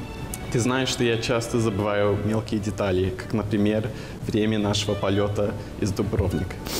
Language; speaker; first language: Russian; early bilingual, heritage; Russian